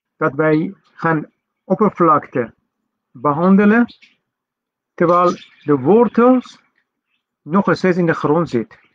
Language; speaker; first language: Dutch; non-native, fluent; Persian